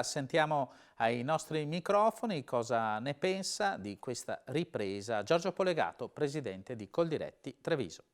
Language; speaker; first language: Italian; native; Italian